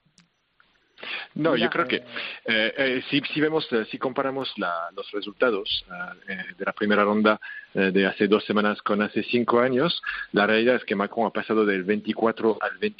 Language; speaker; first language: Spanish; non-native, fluent; French